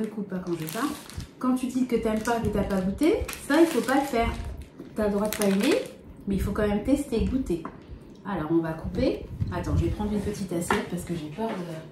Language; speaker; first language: French; native; French